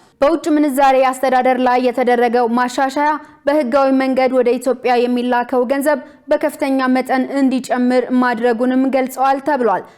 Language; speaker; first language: Amharic; native; Amharic